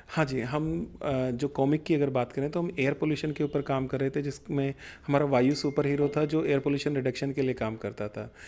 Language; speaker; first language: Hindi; non-native, local second language; Punjabi